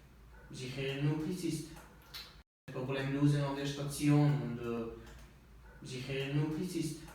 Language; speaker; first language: German; non-native, learner; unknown